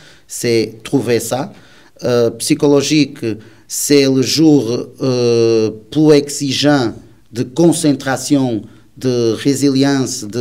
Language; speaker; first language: French; non-native, learner; Portuguese